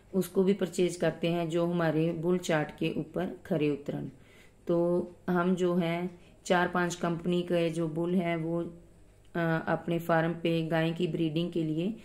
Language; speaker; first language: Hindi; non-native, local second language; Punjabi